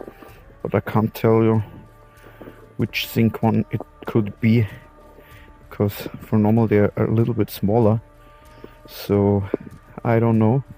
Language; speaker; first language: English; non-native, learner; German